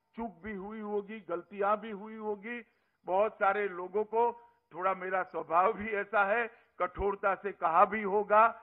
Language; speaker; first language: Hindi; non-native, local second language; Gujarati